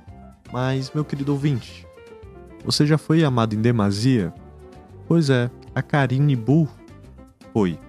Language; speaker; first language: Portuguese; native; Portuguese